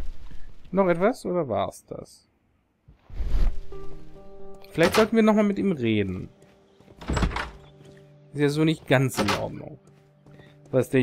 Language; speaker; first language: German; native; German